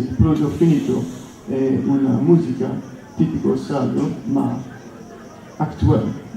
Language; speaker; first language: Italian; non-native, learner; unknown